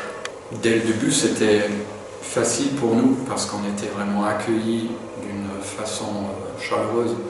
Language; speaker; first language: French; non-native, fluent; German